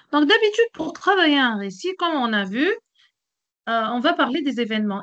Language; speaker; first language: French; non-native, local second language; Arabic